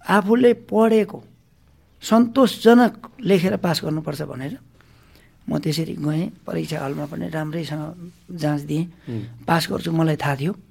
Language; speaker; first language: Nepali; non-native, local second language; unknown